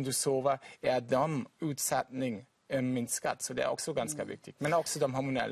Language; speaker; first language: Swedish; non-native, fluent; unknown